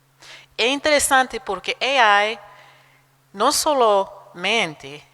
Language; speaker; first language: Spanish; non-native, fluent; Portuguese